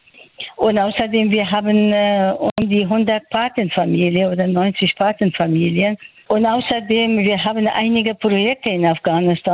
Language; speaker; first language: German; non-native, fluent; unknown